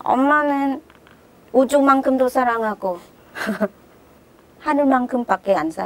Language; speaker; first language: Korean; non-native, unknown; Khmer